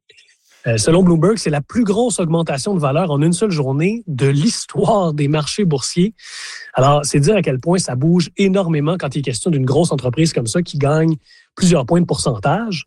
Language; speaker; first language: French; native; French